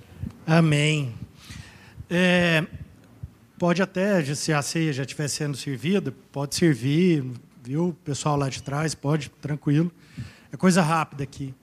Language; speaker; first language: Portuguese; native; Portuguese